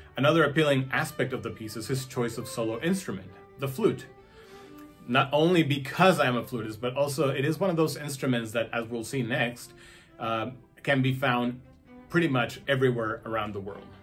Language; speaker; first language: English; non-native, fluent; Spanish